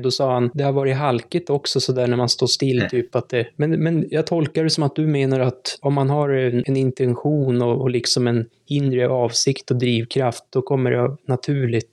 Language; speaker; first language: Swedish; native; Swedish